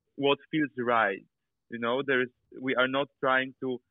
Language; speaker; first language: English; non-native, fluent; Polish